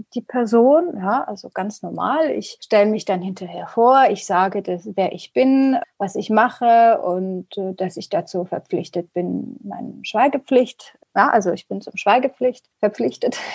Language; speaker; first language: German; early bilingual, other home language; Persian